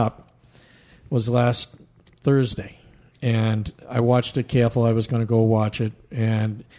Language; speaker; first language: English; native; English